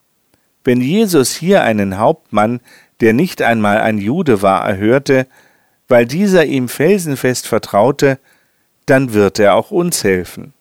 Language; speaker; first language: German; native; German